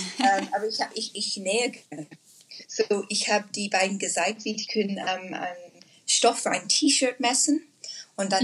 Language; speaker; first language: German; non-native, learner; English